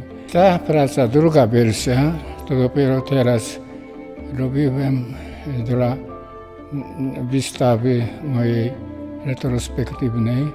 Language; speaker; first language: Polish; non-native, fluent; Japanese